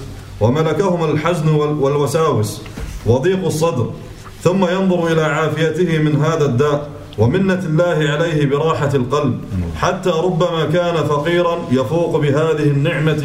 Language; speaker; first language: Arabic; native; Arabic